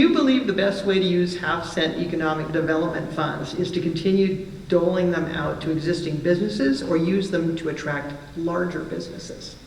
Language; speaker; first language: English; native; English